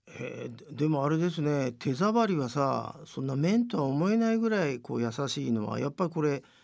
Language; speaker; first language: Japanese; native; Japanese